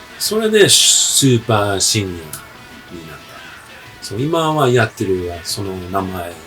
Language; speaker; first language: Japanese; non-native, fluent; English